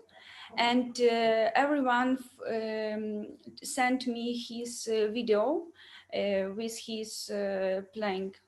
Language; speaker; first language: English; non-native, learner; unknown